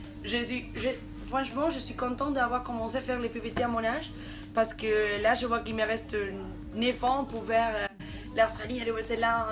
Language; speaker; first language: French; non-native, fluent; Spanish